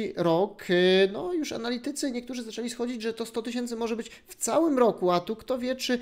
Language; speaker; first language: Polish; native; Polish